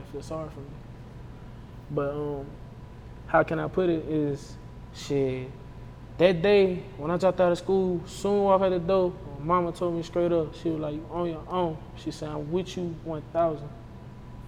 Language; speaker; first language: English; native; English